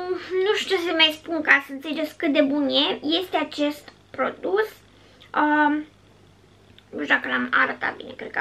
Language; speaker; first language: Romanian; native; Romanian